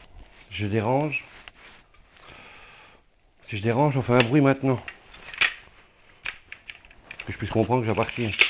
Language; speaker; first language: French; native; French